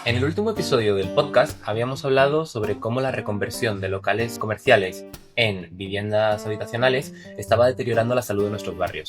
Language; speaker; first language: Spanish; native; Spanish